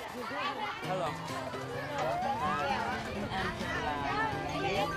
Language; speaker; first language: Vietnamese; non-native, learner; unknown